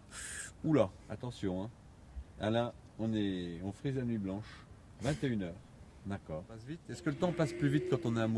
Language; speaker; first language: French; native; French